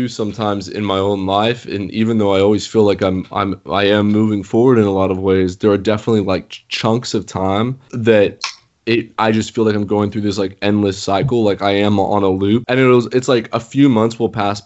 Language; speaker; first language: English; native; English